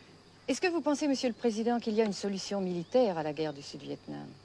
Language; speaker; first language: French; native; French